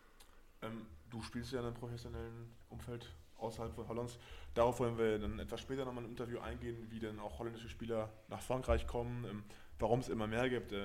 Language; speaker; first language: German; native; German